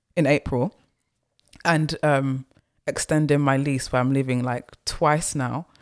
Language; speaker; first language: English; native; English